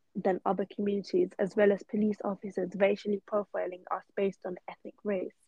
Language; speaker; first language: English; native; English